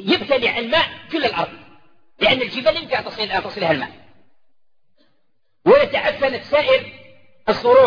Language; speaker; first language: Arabic; native; Arabic